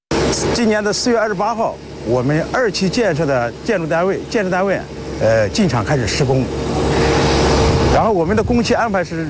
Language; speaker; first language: Chinese; native; Chinese